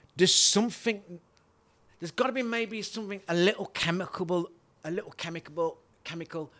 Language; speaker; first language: English; native; English